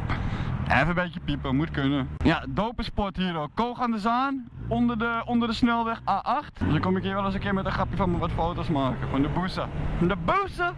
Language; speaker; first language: Dutch; native; Dutch